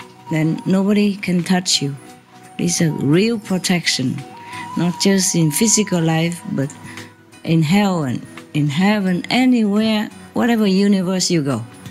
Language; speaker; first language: English; non-native, fluent; Vietnamese